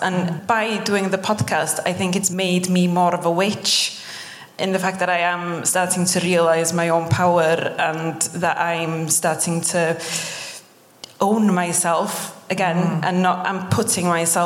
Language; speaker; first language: English; non-native, local second language; Welsh